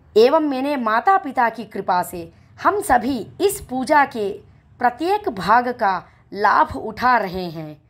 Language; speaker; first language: Hindi; non-native, local second language; Telugu